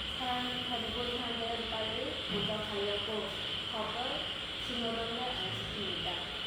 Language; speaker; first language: Korean; non-native, learner; Khmer